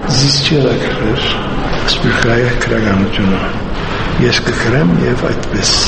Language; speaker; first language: Armenian; early bilingual, heritage; Armenian